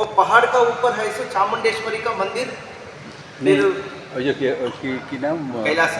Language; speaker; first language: Hindi; non-native, learner; Telugu